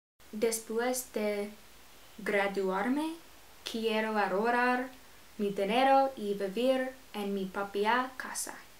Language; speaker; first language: Spanish; non-native, learner; English